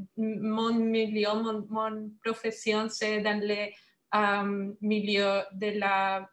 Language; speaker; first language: French; non-native, learner; Spanish